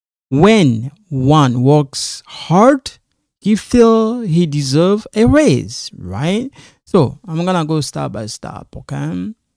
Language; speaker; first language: English; non-native, fluent; Lingala